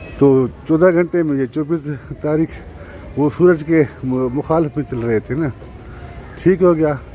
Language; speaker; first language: Urdu; non-native, local second language; Sindhi